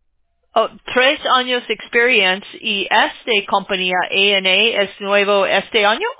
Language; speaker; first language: Spanish; non-native, learner; English